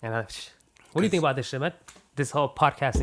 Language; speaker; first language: English; native; English